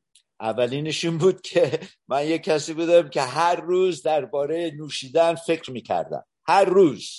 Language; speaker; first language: Persian; early bilingual, heritage; Persian